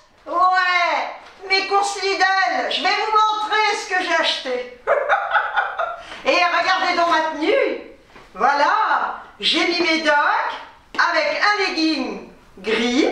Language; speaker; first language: French; native; French